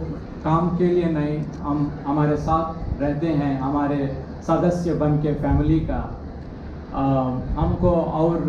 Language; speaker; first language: Hindi; non-native, local second language; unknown